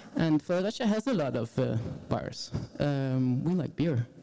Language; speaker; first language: English; non-native, fluent; Danish